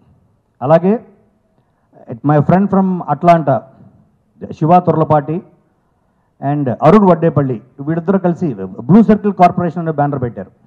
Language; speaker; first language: Telugu; native; Telugu